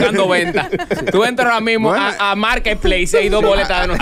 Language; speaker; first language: Spanish; native; Spanish